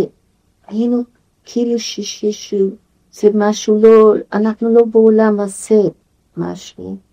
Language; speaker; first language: Hebrew; non-native, fluent; Yiddish